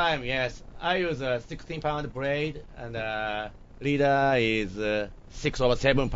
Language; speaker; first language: English; non-native, learner; Japanese